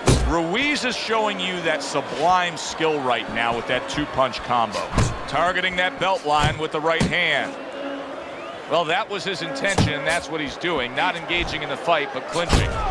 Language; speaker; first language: English; native; English